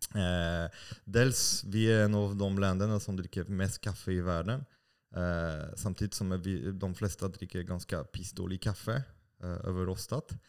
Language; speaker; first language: Swedish; non-native, fluent; French